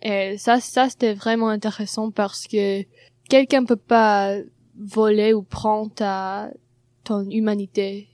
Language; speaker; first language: French; non-native, fluent; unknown